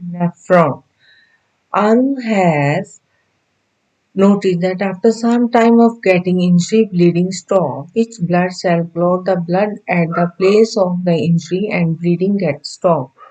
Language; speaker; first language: English; non-native, local second language; Punjabi